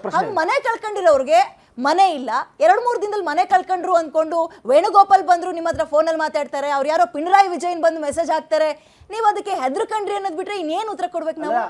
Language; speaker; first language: Kannada; native; Kannada